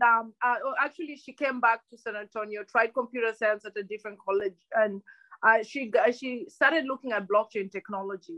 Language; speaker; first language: English; non-native, local second language; Luyia